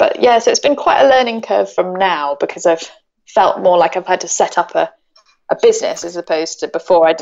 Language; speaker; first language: English; native; English